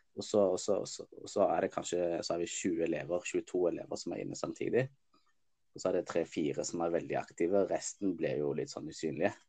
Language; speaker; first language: Norwegian; early bilingual, other home language; Somali